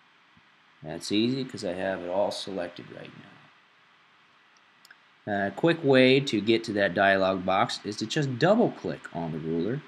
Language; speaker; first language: English; native; English